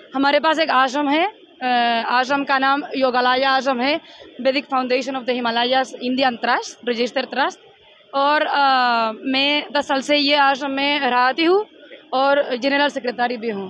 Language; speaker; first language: Hindi; non-native, learner; Spanish